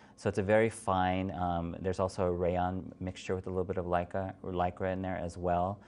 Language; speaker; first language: English; native; English